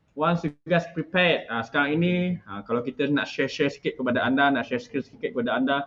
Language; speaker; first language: Malay; native; Malay